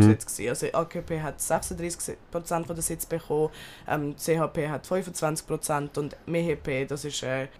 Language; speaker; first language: German; early bilingual, other home language; Turkish